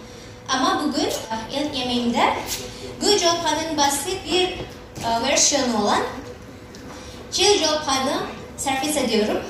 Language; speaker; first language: Turkish; non-native, learner; Indonesian